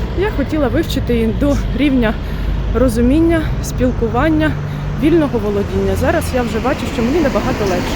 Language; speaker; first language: Ukrainian; non-native, local second language; Russian